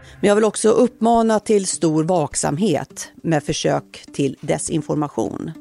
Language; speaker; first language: Swedish; native; Swedish